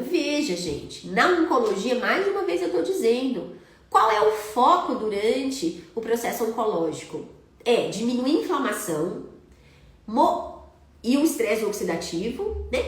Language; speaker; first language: Portuguese; native; Portuguese